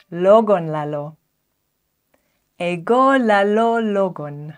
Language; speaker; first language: Greek; non-native, fluent; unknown